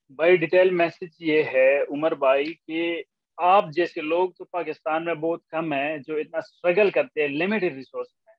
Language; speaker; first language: Urdu; non-native, local second language; Pashto